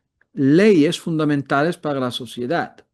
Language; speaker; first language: Spanish; non-native, fluent; Italian